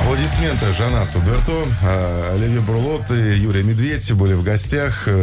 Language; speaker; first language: Russian; native; Russian